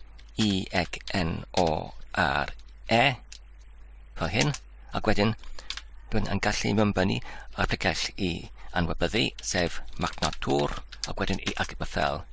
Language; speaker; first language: Welsh; non-native, learner; English